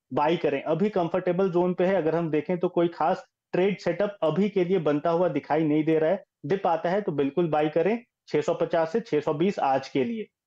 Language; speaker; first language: Hindi; native; Hindi